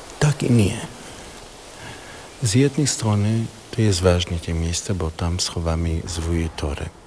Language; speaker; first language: Polish; non-native, learner; Hebrew